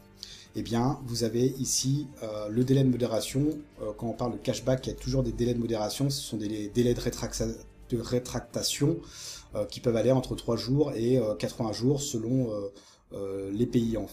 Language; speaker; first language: French; native; French